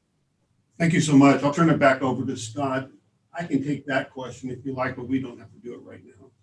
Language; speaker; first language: English; native; English